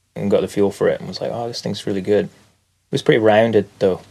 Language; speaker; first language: English; native; English